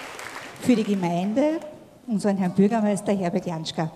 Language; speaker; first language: German; native; German